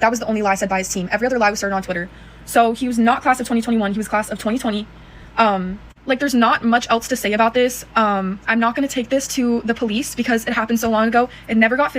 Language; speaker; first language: English; native; English